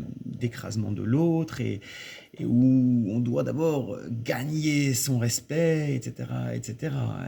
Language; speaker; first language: French; native; French